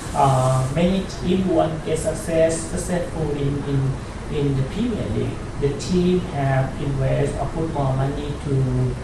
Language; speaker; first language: English; non-native, fluent; Thai